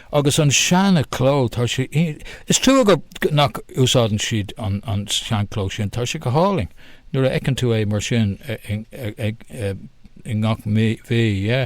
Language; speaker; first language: Irish; non-native, local second language; English